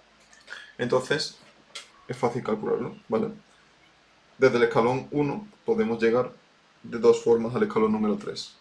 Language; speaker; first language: Spanish; native; Spanish